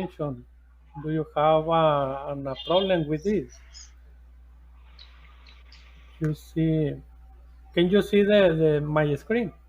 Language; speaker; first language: English; non-native, learner; Spanish